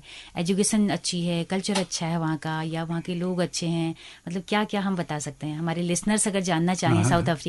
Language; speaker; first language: Hindi; native; Hindi